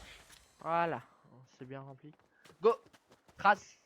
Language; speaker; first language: French; native; French